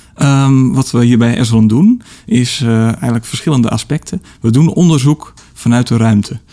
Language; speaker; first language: Dutch; native; Dutch